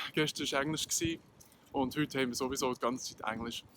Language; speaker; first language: German; native; German